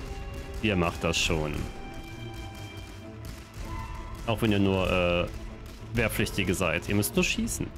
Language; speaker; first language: German; native; German